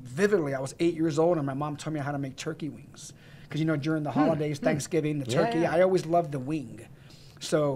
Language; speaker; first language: English; native; English